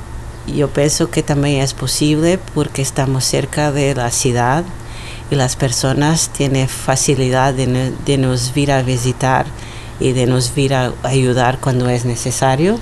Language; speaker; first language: Spanish; non-native, learner; Portuguese